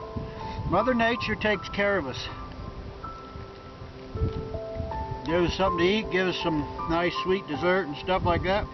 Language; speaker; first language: English; native; English